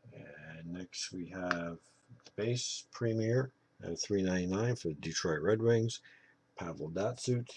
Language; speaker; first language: English; native; English